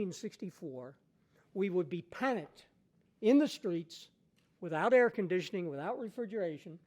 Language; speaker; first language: English; native; English